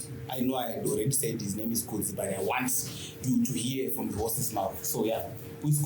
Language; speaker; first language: English; non-native, local second language; Shona